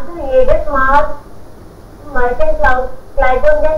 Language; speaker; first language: German; non-native, learner; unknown